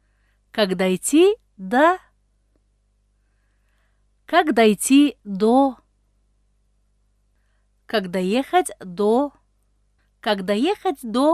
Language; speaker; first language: Russian; non-native, local second language; Tajik